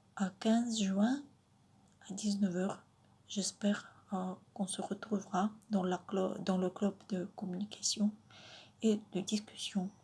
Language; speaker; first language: French; non-native, fluent; Russian